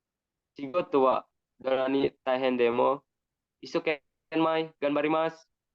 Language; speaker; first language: Japanese; non-native, learner; Indonesian